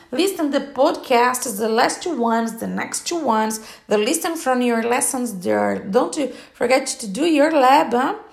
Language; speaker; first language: English; non-native, learner; Portuguese